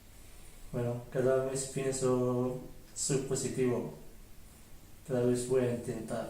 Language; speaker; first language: Spanish; non-native, learner; Arabic